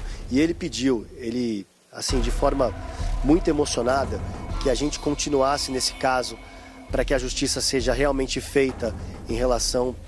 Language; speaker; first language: Portuguese; native; Portuguese